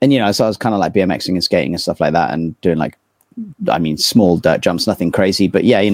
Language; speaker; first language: English; native; English